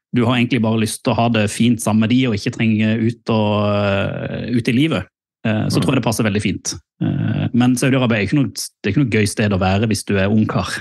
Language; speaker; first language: Norwegian; native; Norwegian